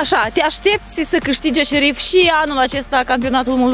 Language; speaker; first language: Romanian; native; Romanian